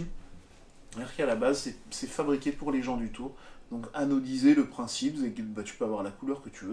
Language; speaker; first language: French; native; French